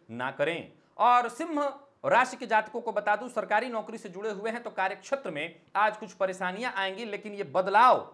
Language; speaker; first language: Hindi; native; Hindi